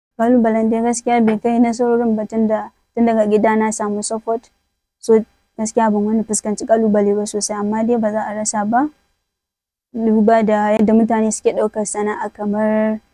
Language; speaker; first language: Hausa; native; Hausa